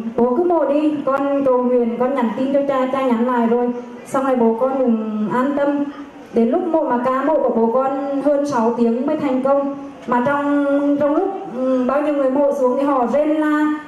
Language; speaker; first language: Vietnamese; native; Vietnamese